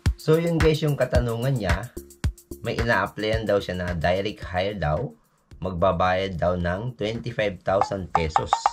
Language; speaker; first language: Filipino; native; Filipino